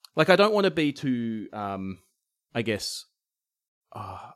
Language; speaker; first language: English; native; English